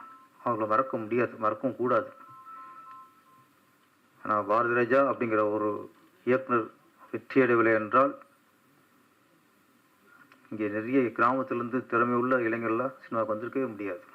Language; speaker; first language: Tamil; native; Tamil